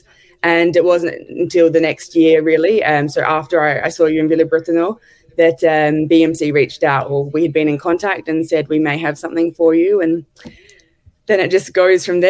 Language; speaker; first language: English; native; English